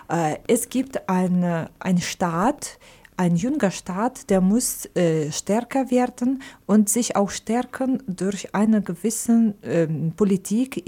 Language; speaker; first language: German; non-native, fluent; Ukrainian